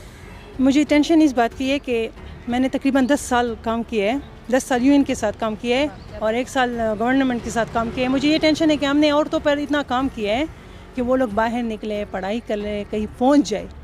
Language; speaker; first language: Hindi; non-native, fluent; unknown